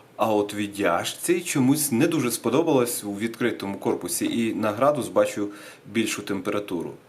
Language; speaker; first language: Ukrainian; non-native, local second language; Russian